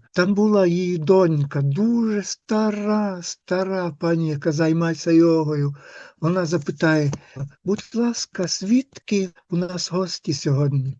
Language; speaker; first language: Ukrainian; non-native, fluent; Finnish